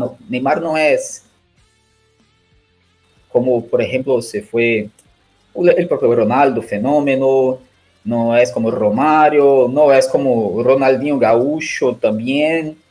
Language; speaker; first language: Spanish; non-native, learner; Portuguese